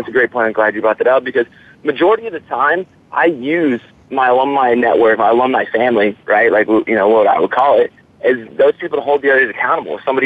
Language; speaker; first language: English; native; English